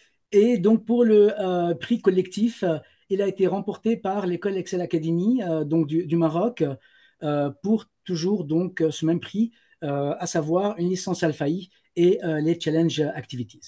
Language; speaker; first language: French; native; French